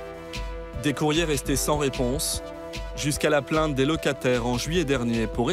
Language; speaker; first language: French; native; French